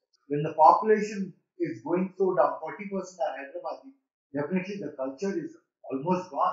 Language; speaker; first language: English; non-native, local second language; Persian